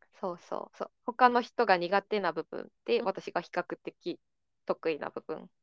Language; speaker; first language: Japanese; native; Japanese